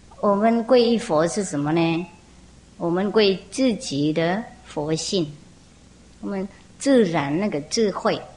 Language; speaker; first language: Chinese; non-native, fluent; Vietnamese